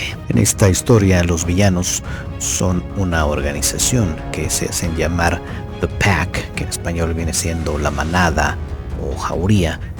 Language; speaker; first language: Spanish; native; Spanish